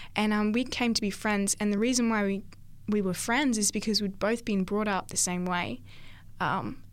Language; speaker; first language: English; native; English